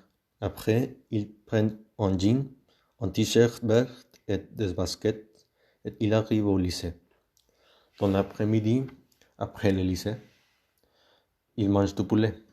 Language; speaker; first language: French; non-native, learner; Spanish